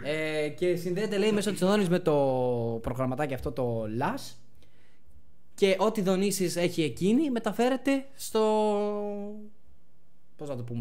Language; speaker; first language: Greek; native; Greek